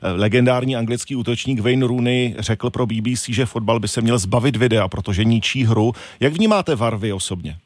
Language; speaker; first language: Czech; native; Czech